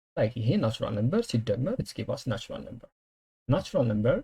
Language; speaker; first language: English; non-native, local second language; Amharic